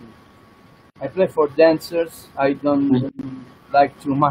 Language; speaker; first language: English; non-native, learner; Italian